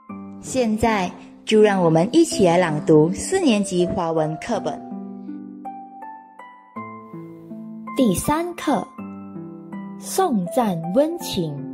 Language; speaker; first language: Chinese; native; Chinese